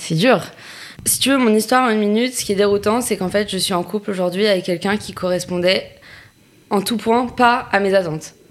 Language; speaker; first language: French; native; French